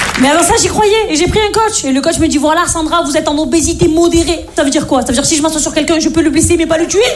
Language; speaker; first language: French; native; French